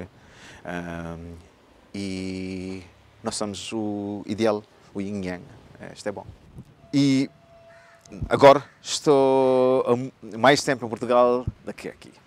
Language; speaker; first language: Portuguese; non-native, learner; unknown